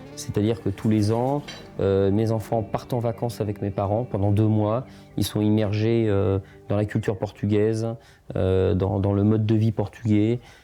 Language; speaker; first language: French; early bilingual, other home language; Portuguese